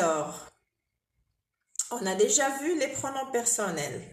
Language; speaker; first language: French; non-native, local second language; Arabic